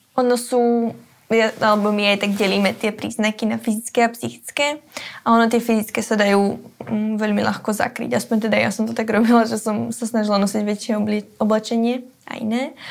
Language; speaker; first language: Slovak; native; Slovak